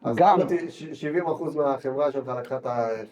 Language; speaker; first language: Hebrew; native; Hebrew